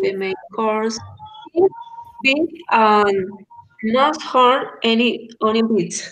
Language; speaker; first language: English; non-native, learner; Spanish